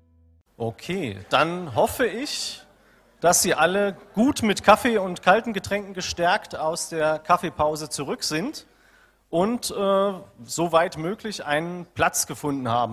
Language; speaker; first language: German; native; German